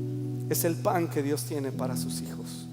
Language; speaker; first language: Spanish; native; Spanish